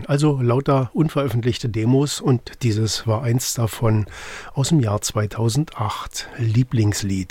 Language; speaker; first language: German; native; German